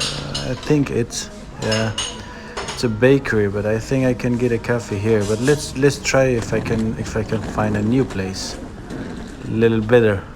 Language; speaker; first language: English; non-native, fluent; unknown